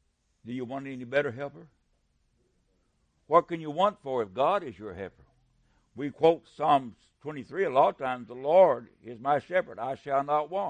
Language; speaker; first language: English; native; English